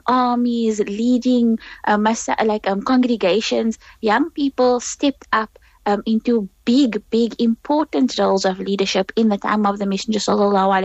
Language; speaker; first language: English; native; English